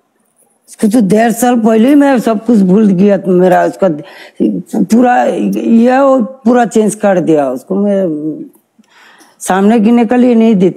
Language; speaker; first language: Hindi; non-native, learner; Bangla